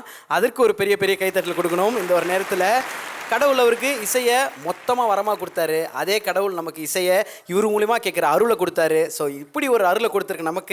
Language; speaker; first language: Tamil; native; Tamil